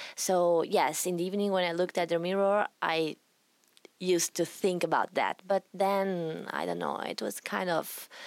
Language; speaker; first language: English; non-native, fluent; Italian